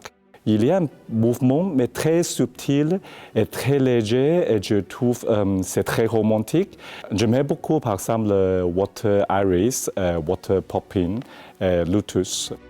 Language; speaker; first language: French; non-native, learner; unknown